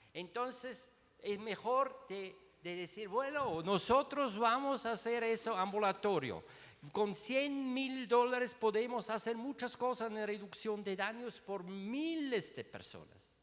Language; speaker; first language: Spanish; non-native, learner; Swiss German